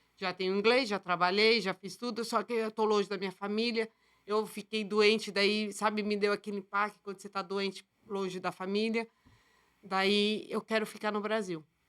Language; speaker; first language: Portuguese; native; Portuguese